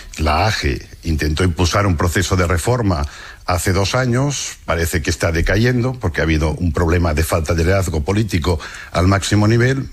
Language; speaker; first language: Spanish; non-native, local second language; Catalan